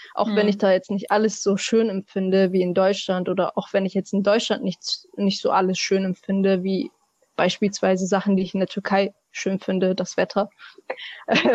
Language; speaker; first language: German; native; German